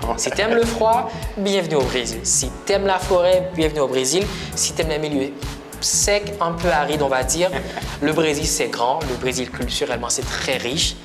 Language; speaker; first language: French; non-native, local second language; Haitian Creole